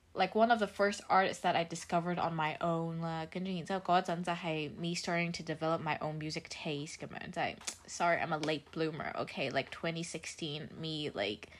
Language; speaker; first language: English; non-native, local second language; Cantonese